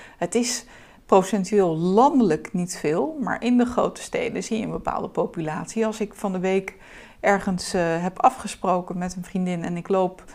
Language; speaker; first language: Dutch; early bilingual, other home language; Turkish